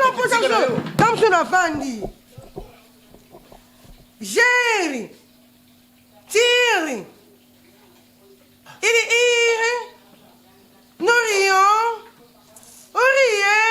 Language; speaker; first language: Portuguese; non-native, learner; Lingala